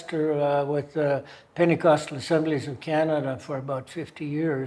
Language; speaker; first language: English; native; English